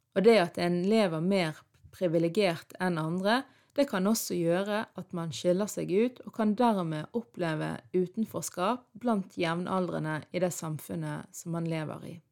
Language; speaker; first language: Norwegian; early bilingual, other home language; Arabic